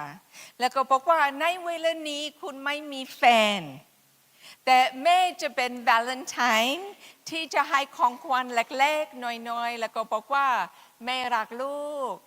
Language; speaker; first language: Thai; non-native, fluent; English